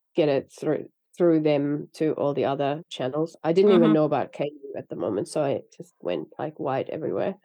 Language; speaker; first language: English; non-native, fluent; Finnish